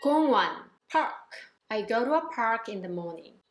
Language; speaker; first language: English; non-native, fluent; Korean